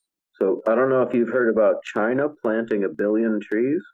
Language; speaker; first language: English; native; English